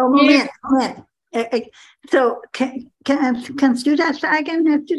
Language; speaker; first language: German; non-native, learner; English